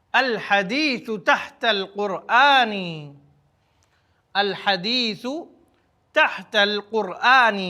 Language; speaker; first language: Arabic; non-native, fluent; Urdu